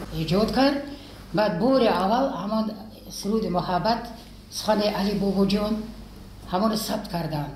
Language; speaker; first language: Tajik; non-native, local second language; Shughni